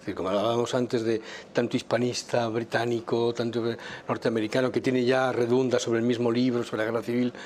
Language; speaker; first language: Spanish; native; Spanish